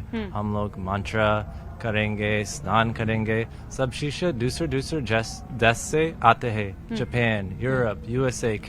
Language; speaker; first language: Hindi; non-native, learner; English